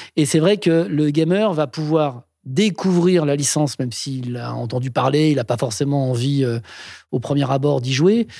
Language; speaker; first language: French; native; French